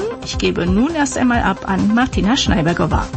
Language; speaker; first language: German; native; German